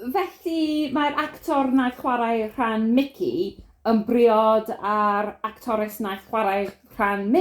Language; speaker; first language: Welsh; non-native, fluent; English